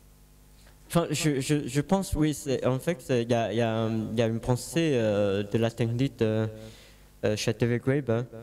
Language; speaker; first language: French; non-native, learner; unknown